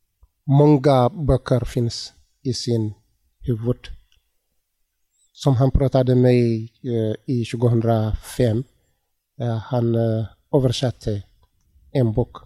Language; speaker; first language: Swedish; non-native, learner; Tigrinya